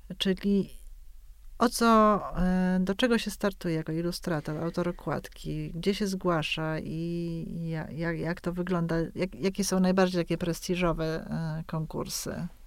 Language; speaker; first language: Polish; native; Polish